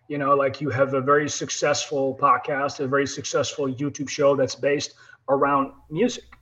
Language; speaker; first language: English; non-native, fluent; Dutch